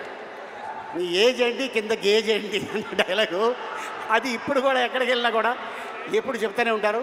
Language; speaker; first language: Telugu; native; Telugu